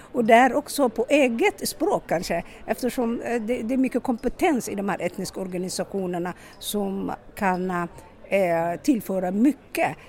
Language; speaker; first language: Swedish; non-native, local second language; Somali